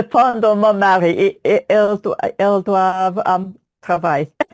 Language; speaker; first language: French; non-native, learner; English